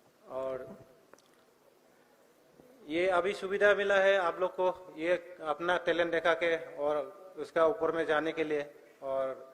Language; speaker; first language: Hindi; non-native, local second language; Bodo